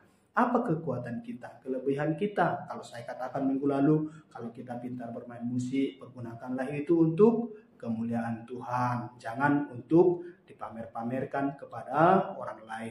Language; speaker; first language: Indonesian; native; Indonesian